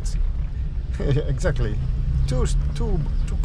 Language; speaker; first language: English; non-native, learner; French